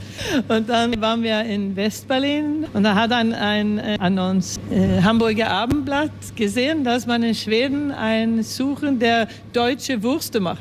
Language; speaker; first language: German; early bilingual, heritage; German